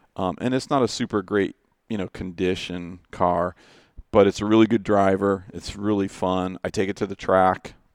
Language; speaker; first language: English; native; English